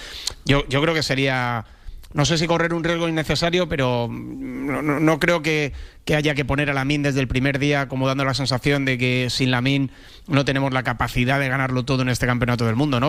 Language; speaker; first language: Spanish; native; Spanish